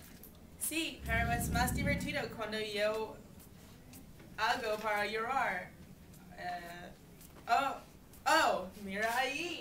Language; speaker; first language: Spanish; non-native, learner; English